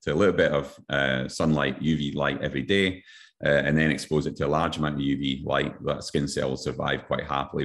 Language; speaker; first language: English; native; English